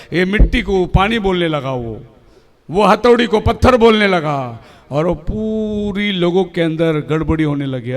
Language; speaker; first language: Hindi; non-native, local second language; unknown